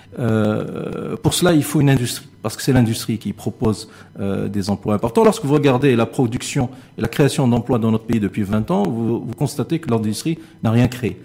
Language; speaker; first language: French; non-native, local second language; Arabic